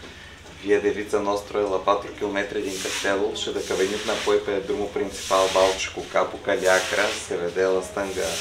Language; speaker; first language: Romanian; non-native, learner; Bulgarian